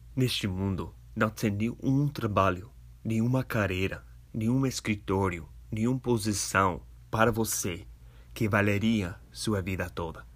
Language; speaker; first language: Portuguese; non-native, fluent; English